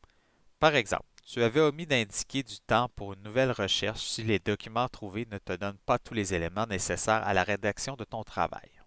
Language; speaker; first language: French; native; French